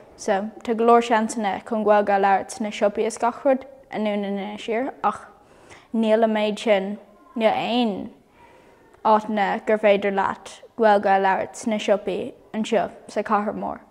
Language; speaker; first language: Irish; non-native, local second language; English